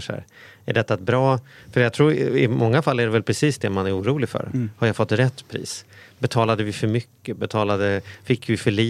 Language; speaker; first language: Swedish; native; Swedish